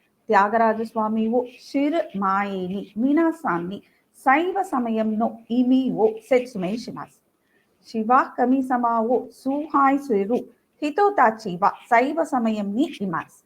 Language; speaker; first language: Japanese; non-native, learner; Tamil